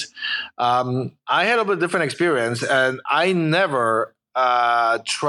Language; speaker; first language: English; non-native, fluent; Polish